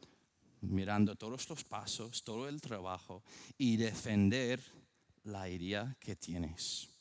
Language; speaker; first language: Spanish; non-native, fluent; English